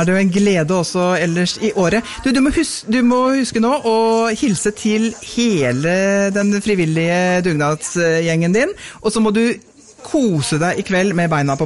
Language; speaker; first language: Norwegian; native; Norwegian